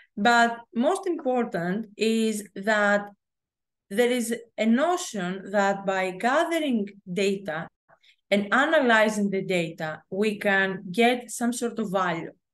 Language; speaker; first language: English; non-native, fluent; Greek